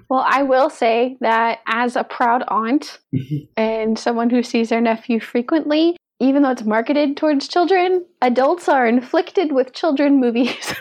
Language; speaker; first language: English; native; English